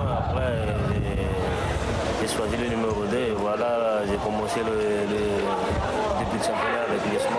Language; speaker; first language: French; non-native, local second language; Malagasy